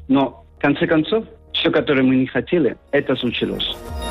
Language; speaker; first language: Russian; non-native, learner; Spanish